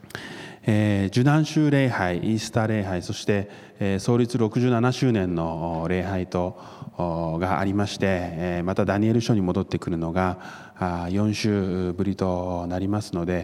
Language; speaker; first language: Japanese; non-native, fluent; Korean